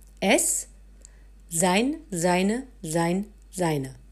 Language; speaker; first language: German; non-native, fluent; French